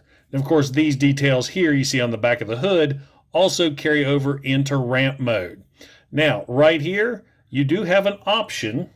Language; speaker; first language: English; native; English